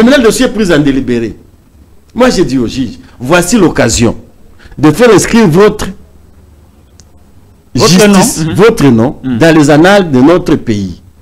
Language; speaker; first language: French; non-native, local second language; Swahili